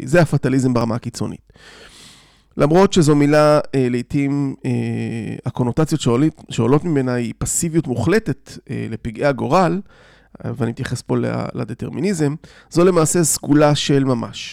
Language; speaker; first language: Hebrew; native; Hebrew